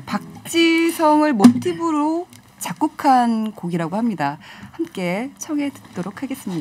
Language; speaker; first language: Korean; native; Korean